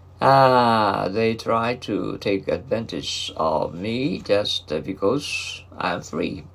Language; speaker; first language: English; non-native, learner; Japanese